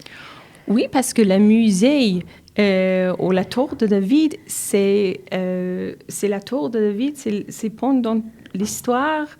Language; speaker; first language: French; non-native, learner; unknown